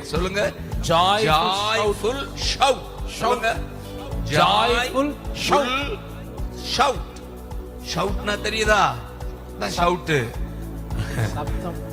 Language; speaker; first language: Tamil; native; Tamil